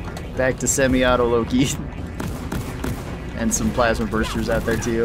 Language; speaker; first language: English; native; English